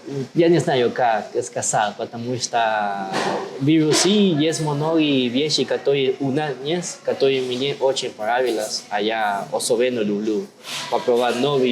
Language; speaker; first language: Russian; non-native, learner; Spanish